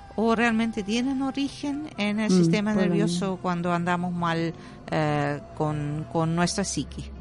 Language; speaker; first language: Spanish; non-native, fluent; German